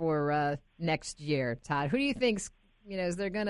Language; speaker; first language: English; native; English